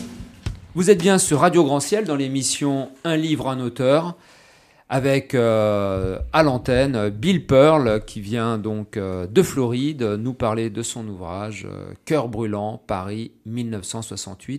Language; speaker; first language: French; native; French